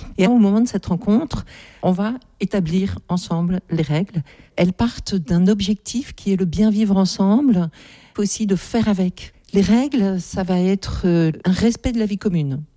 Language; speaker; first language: French; native; French